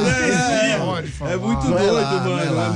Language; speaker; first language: Portuguese; native; Portuguese